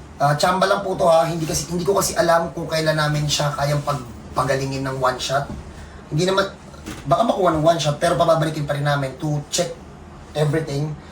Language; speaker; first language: Filipino; native; Filipino